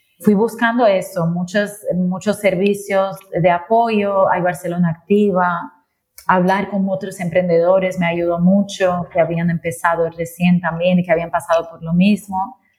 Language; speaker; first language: Spanish; non-native, fluent; Portuguese